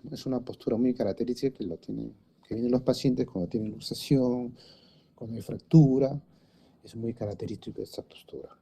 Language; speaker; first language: Spanish; native; Spanish